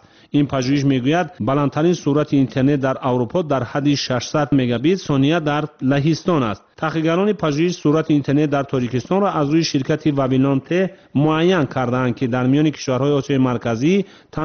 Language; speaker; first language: Tajik; native; Tajik